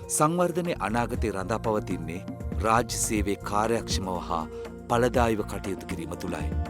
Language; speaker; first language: Sinhala; native; Sinhala